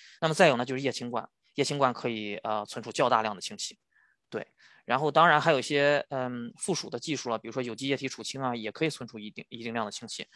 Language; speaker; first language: Chinese; native; Chinese